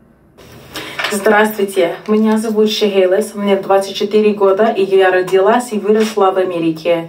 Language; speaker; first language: Russian; non-native, fluent; English